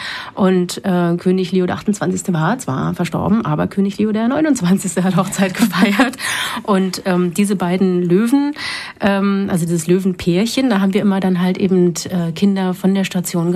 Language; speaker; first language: German; native; German